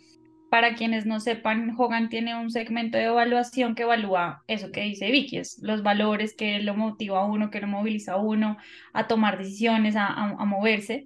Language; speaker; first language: Spanish; native; Spanish